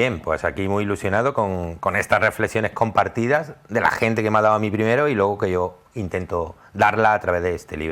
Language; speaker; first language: Spanish; native; Spanish